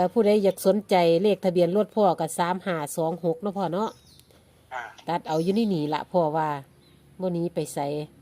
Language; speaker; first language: Thai; native; Thai